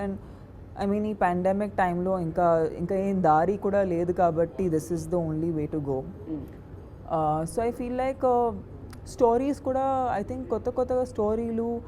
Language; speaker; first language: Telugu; non-native, local second language; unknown